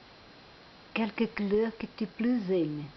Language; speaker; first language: French; non-native, learner; Portuguese